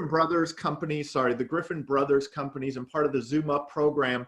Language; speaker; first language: English; native; English